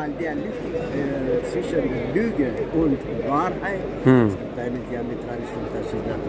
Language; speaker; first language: German; non-native, learner; Albanian